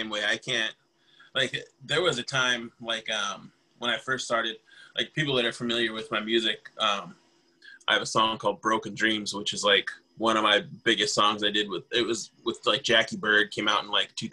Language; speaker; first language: English; native; English